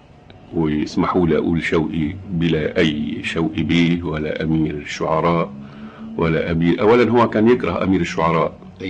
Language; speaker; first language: Arabic; native; Arabic